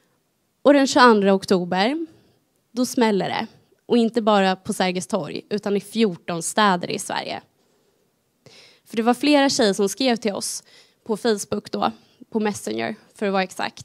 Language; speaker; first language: Swedish; native; Swedish